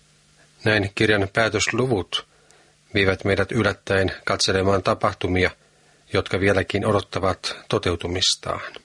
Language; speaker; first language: Finnish; native; Finnish